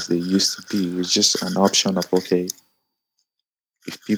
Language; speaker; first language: English; non-native, local second language; Yoruba